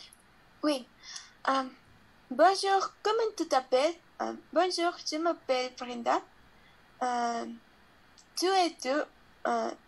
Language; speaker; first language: French; non-native, learner; Spanish